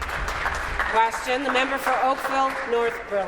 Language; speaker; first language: English; native; English